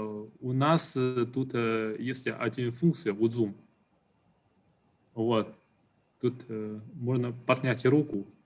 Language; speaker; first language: Russian; non-native, fluent; Chinese